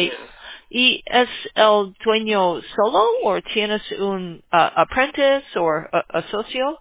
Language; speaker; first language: Spanish; non-native, learner; English